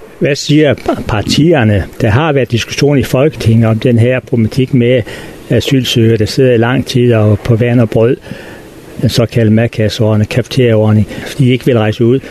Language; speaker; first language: Danish; native; Danish